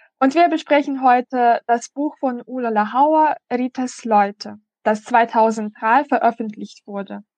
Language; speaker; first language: German; non-native, fluent; Russian